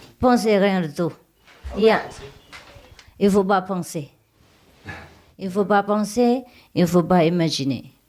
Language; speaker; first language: French; non-native, learner; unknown